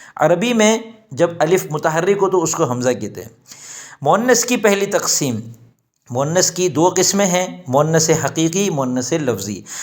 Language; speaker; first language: Urdu; native; Urdu